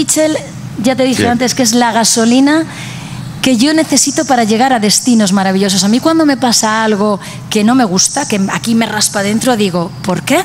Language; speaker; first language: Spanish; native; Spanish